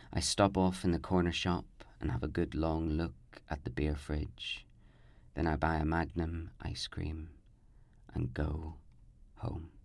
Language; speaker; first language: English; native; English